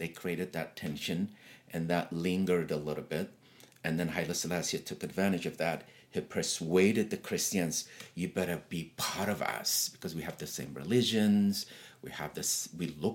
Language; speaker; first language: English; non-native, fluent; Tigrinya